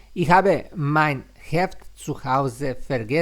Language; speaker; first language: German; non-native, learner; Serbian